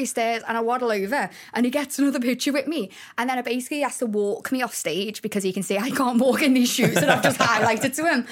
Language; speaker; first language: English; native; English